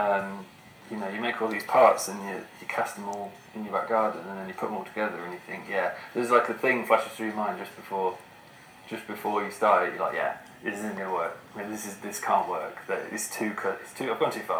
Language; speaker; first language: English; native; English